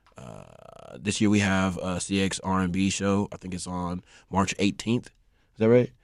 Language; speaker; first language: English; native; English